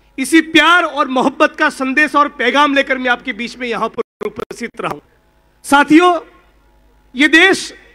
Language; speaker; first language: Hindi; non-native, local second language; Gujarati